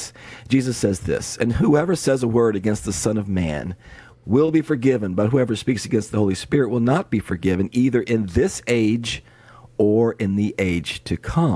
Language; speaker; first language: English; native; English